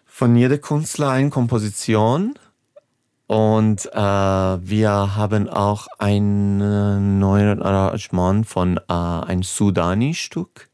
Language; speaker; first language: German; non-native, fluent; Persian